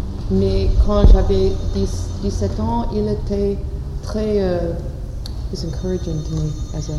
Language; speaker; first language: French; non-native, learner; English